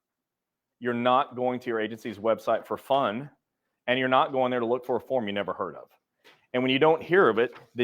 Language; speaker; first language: English; native; English